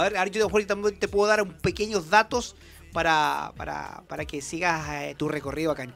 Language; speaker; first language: Spanish; native; Spanish